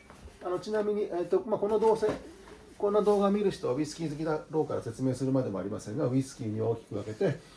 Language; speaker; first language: Japanese; native; Japanese